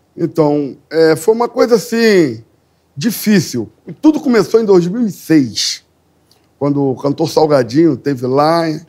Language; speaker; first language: Portuguese; native; Portuguese